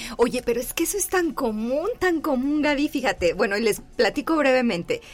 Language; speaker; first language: Spanish; native; Spanish